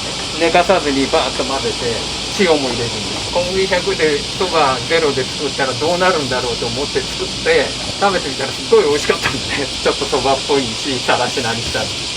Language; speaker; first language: Japanese; native; Japanese